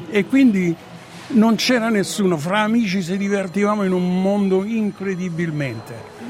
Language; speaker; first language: Italian; native; Italian